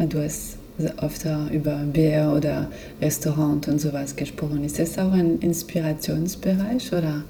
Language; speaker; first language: German; non-native, fluent; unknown